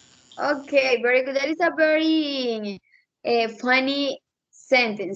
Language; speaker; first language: English; non-native, learner; Spanish